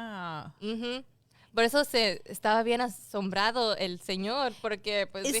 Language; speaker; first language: Spanish; early bilingual, heritage; Spanish